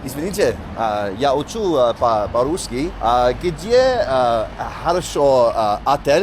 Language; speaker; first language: Russian; non-native, learner; English